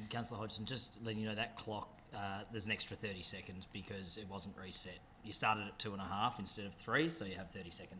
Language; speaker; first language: English; native; English